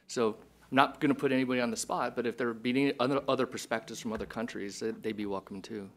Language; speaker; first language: English; native; English